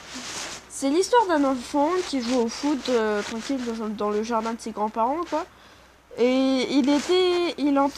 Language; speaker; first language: French; native; French